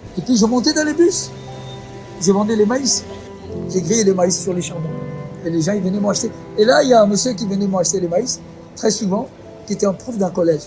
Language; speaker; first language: French; non-native, fluent; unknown